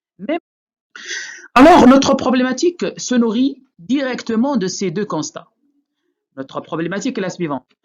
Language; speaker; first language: French; non-native, local second language; Arabic